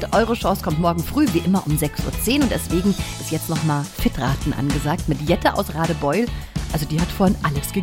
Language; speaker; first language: German; native; German